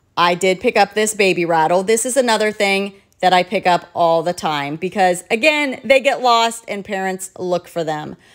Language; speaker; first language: English; native; English